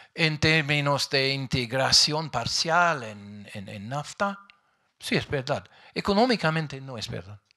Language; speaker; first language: Spanish; non-native, fluent; English